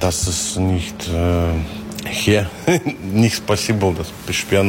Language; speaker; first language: German; non-native, learner; Russian